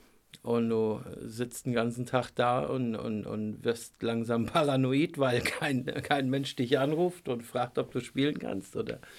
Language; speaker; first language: German; native; German